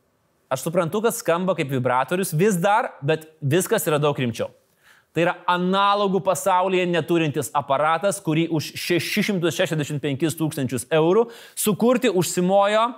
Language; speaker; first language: Lithuanian; native; Lithuanian